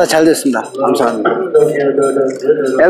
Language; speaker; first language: Korean; non-native, fluent; Tibetan